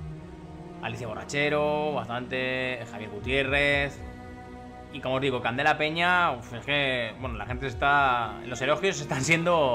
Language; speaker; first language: Spanish; native; Spanish